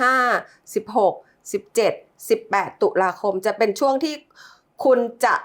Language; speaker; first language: Thai; native; Thai